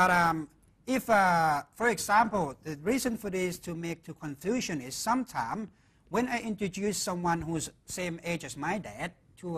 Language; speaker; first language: English; non-native, fluent; Thai